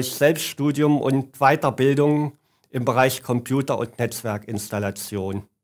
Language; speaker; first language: German; native; German